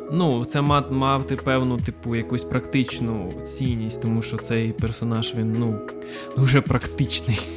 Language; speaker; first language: Ukrainian; non-native, local second language; Russian